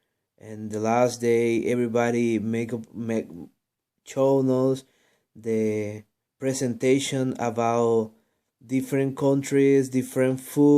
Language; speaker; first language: English; non-native, learner; Spanish